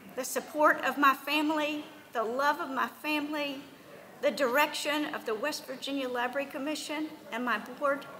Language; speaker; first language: English; native; English